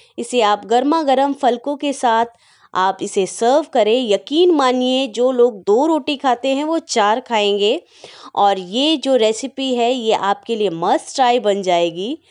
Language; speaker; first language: Hindi; native; Hindi